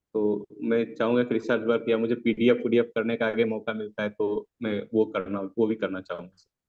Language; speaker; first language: Hindi; native; Hindi